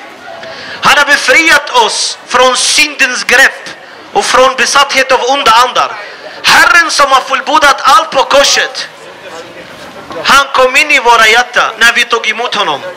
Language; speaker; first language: Swedish; non-native, fluent; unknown